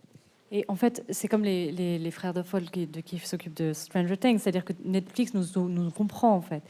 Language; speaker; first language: French; native; French